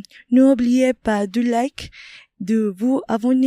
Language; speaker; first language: French; non-native, learner; Spanish